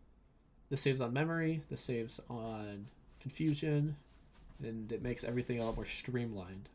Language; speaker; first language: English; native; English